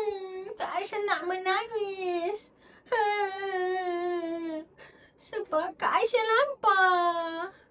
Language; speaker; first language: Malay; native; Malay